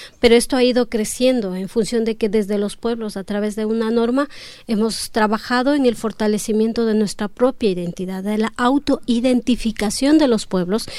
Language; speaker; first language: Spanish; non-native, local second language; Quechua